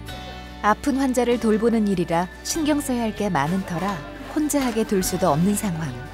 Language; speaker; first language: Korean; native; Korean